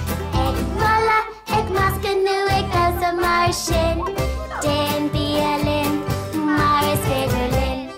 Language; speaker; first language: Irish; native; Irish